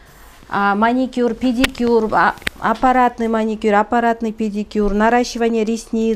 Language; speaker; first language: Russian; non-native, local second language; Kyrgyz